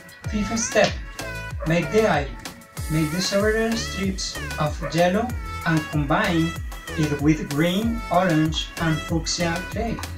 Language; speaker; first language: English; non-native, learner; Spanish